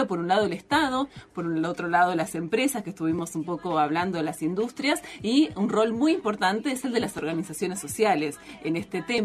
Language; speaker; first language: Spanish; native; Spanish